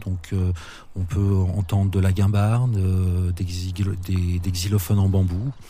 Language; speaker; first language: French; native; French